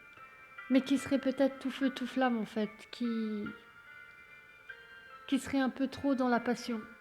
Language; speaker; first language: French; native; French